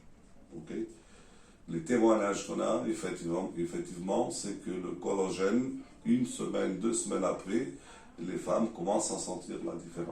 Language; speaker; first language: French; non-native, learner; Portuguese